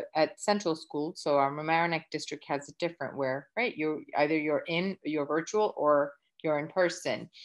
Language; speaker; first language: English; early bilingual, other home language; Gujarati